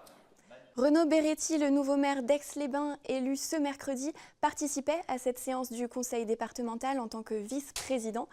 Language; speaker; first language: French; native; French